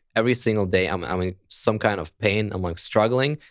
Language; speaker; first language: English; non-native, fluent; German